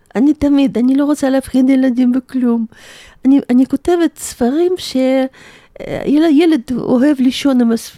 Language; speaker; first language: Hebrew; non-native, fluent; Russian